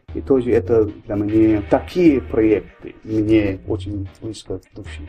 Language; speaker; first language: Russian; non-native, learner; English